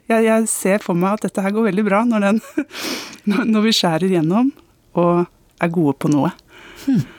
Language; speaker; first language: Norwegian; native; Norwegian